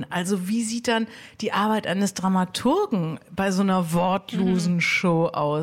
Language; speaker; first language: German; native; German